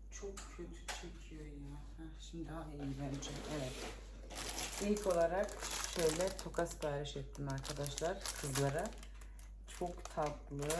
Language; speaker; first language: Turkish; early bilingual, heritage; Turkish